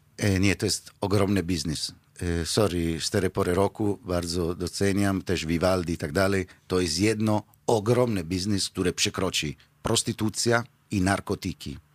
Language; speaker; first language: Polish; non-native, fluent; Italian